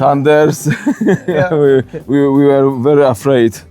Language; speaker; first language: English; non-native, learner; Polish